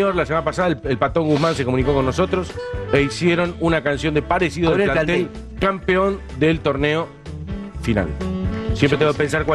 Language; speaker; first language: Spanish; native; Spanish